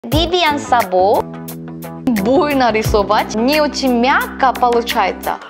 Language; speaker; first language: Russian; non-native, learner; Korean